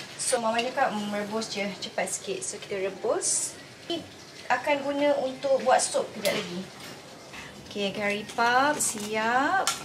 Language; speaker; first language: Malay; native; Malay